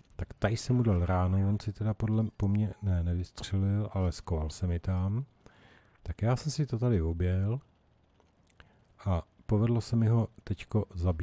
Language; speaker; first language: Czech; native; Czech